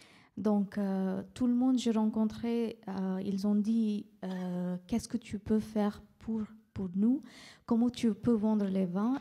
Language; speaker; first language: French; non-native, fluent; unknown